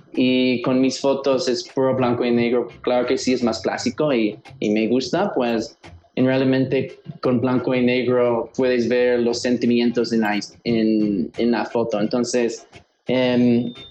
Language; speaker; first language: Spanish; early bilingual, heritage; Spanish